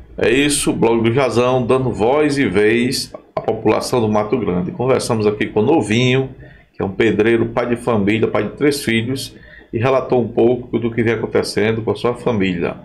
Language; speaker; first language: Portuguese; native; Portuguese